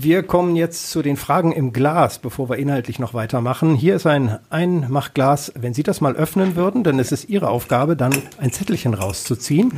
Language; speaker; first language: German; native; German